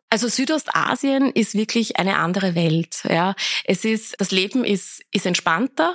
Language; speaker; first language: German; early bilingual, other home language; Persian